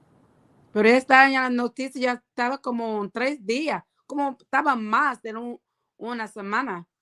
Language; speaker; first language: Spanish; non-native, learner; English